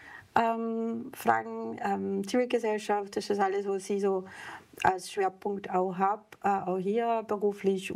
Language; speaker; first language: German; non-native, fluent; Serbian